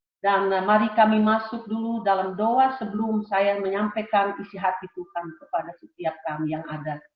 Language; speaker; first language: Indonesian; early bilingual, heritage; Indonesian